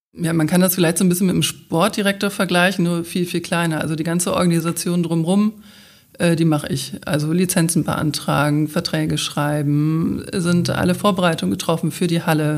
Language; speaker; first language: German; native; German